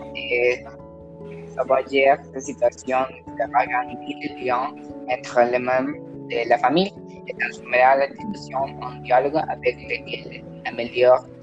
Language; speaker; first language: French; non-native, learner; Spanish